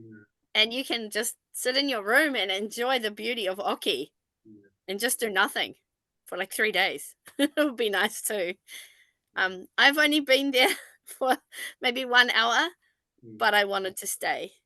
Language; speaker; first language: English; non-native, fluent; Japanese